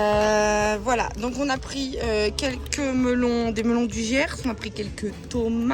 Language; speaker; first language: French; native; French